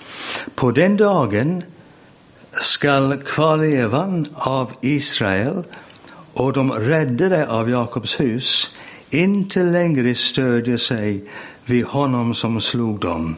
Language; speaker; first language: Swedish; non-native, fluent; English